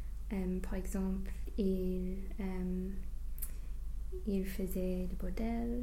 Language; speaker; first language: French; non-native, learner; English